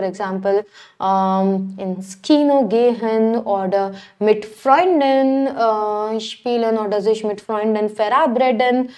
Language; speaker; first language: German; non-native, fluent; Hindi